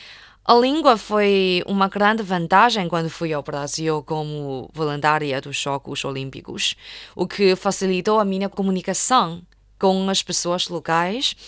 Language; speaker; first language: Portuguese; non-native, fluent; Chinese